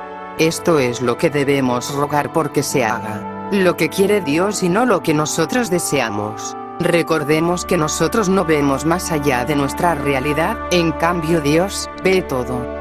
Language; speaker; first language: Spanish; native; Spanish